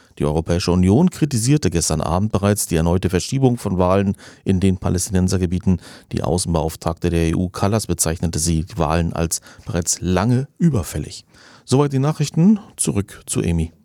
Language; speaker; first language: German; native; German